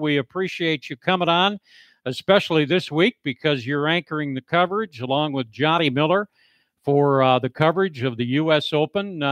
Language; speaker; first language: English; native; English